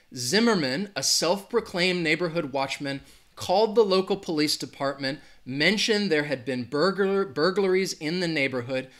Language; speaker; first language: English; native; English